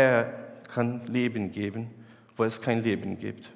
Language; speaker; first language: German; non-native, fluent; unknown